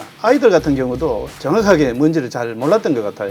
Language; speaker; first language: Korean; native; Korean